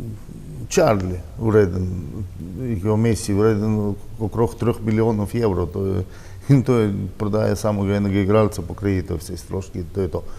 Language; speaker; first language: Slovenian; non-native, learner; Russian